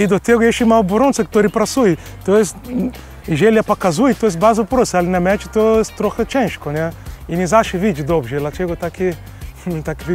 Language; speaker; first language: Polish; non-native, learner; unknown